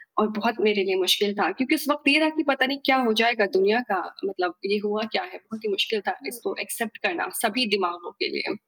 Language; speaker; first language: Hindi; native; Hindi